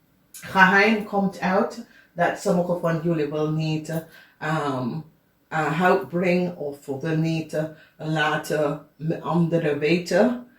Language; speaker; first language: Dutch; non-native, fluent; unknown